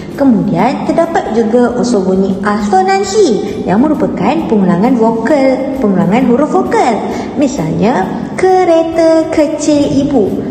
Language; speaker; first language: Malay; native; Malay